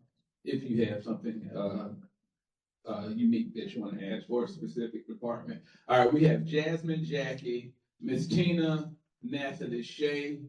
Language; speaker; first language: English; native; English